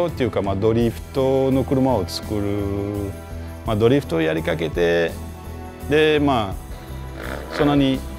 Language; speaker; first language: Japanese; non-native, fluent; Portuguese